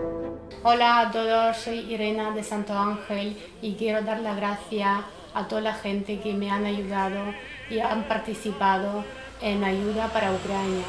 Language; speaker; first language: Spanish; non-native, fluent; Ukrainian